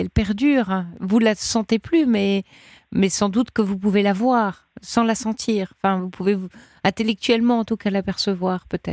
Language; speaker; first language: French; native; French